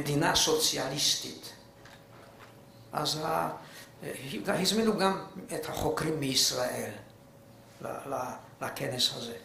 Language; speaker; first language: Hebrew; non-native, fluent; Hungarian